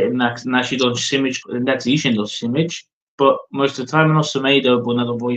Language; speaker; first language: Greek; early bilingual, heritage; English